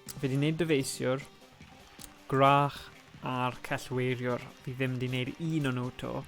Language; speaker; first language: Welsh; native; Welsh